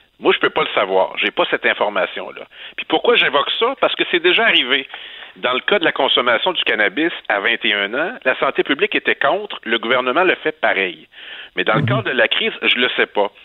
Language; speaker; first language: French; native; French